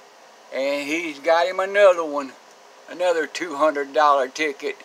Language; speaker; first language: English; native; English